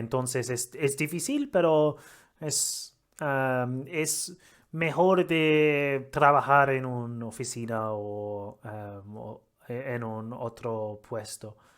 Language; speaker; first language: Spanish; non-native, learner; English